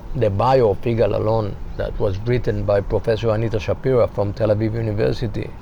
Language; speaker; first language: English; non-native, fluent; Hebrew